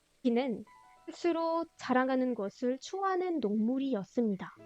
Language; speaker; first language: Korean; non-native, fluent; French